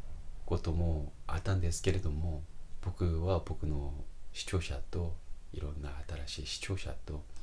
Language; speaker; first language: Japanese; non-native, fluent; Korean